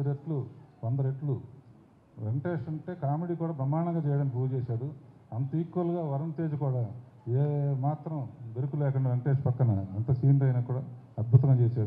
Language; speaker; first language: Telugu; native; Telugu